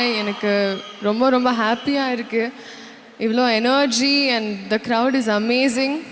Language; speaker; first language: Tamil; non-native, learner; Telugu